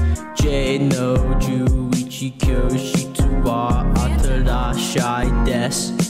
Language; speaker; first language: Japanese; non-native, learner; English